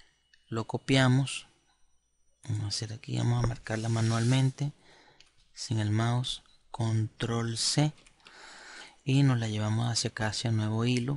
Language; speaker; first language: Spanish; native; Spanish